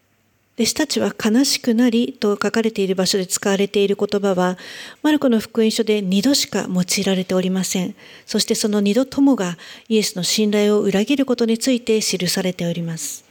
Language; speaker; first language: Japanese; native; Japanese